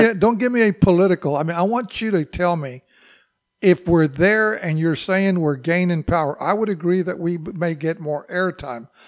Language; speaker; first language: English; native; English